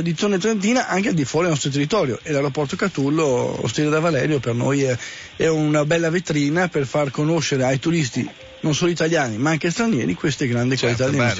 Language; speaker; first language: Italian; native; Italian